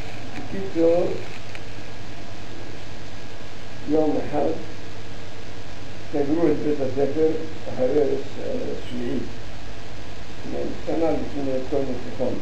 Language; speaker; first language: Hebrew; early bilingual, other home language; Arabic